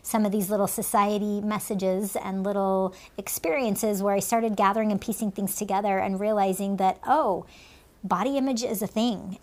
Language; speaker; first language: English; native; English